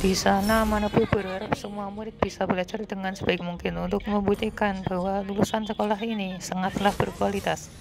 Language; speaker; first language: Indonesian; native; Indonesian